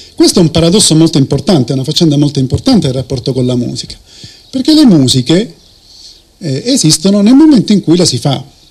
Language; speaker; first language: Italian; native; Italian